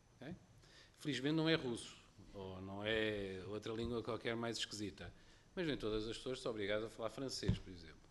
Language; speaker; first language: Portuguese; native; Portuguese